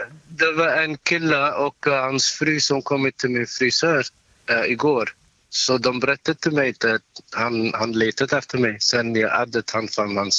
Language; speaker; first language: Swedish; non-native, fluent; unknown